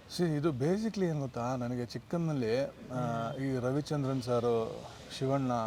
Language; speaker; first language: Kannada; non-native, local second language; Tulu